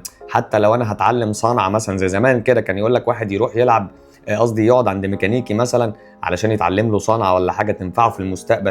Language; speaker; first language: Arabic; native; Arabic